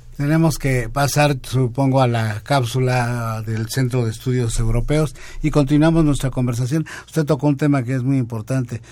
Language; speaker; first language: Spanish; native; Spanish